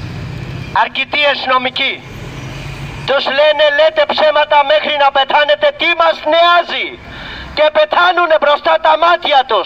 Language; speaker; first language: Greek; non-native, learner; Urdu